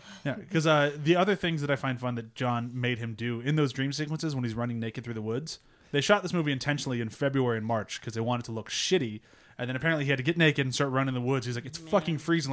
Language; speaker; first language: English; native; English